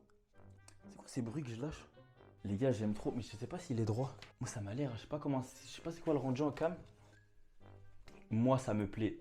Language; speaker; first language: French; native; French